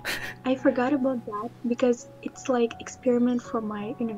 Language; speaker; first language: English; non-native, learner; Russian